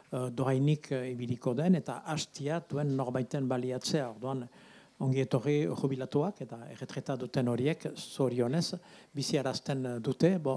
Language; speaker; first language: Basque; native; Basque